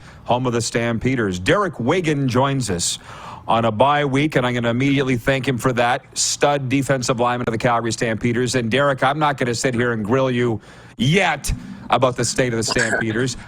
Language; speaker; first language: English; native; English